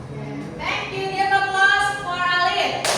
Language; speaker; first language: English; non-native, learner; Indonesian